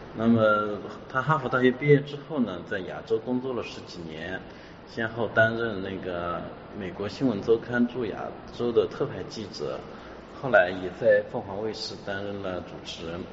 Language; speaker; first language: Chinese; native; Chinese